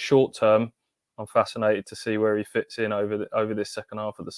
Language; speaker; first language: English; native; English